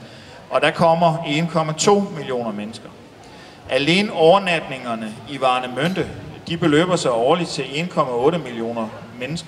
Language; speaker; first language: Danish; native; Danish